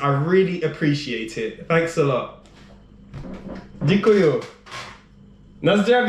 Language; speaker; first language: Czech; non-native, learner; English